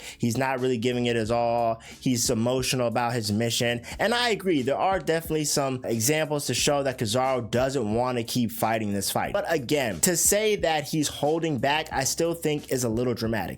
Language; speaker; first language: English; native; English